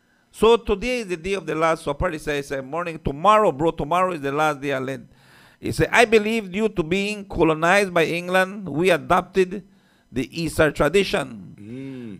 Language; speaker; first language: English; early bilingual, other home language; Spanish